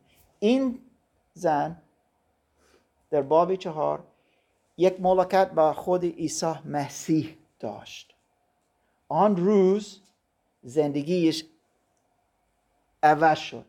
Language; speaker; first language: Persian; non-native, fluent; German